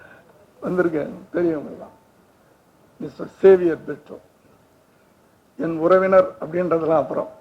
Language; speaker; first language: Tamil; native; Tamil